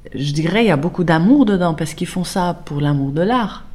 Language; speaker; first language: French; non-native, fluent; Persian